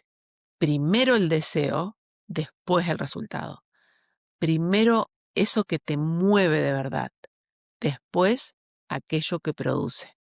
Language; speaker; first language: Spanish; native; Spanish